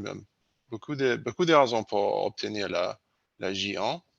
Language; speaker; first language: French; non-native, learner; English